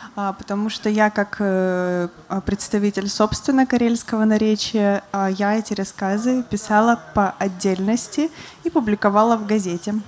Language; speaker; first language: Russian; native; Russian